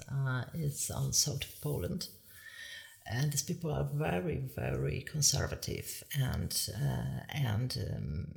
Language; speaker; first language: English; non-native, fluent; Polish